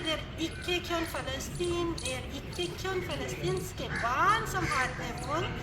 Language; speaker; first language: Norwegian; non-native, fluent; Urdu